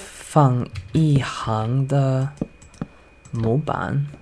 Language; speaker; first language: Chinese; non-native, learner; English